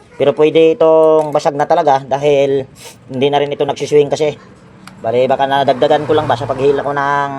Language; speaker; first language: Filipino; non-native, local second language; Cebuano